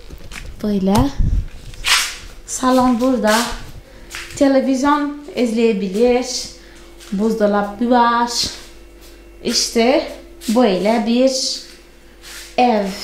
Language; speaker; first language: Turkish; non-native, fluent; Portuguese